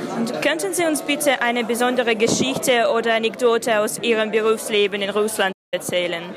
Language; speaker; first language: German; non-native, fluent; Russian